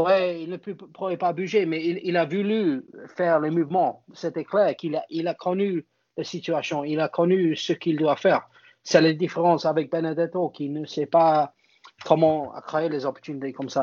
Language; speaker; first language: French; non-native, fluent; English